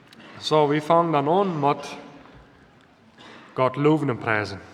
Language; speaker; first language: German; non-native, local second language; Plautdietsch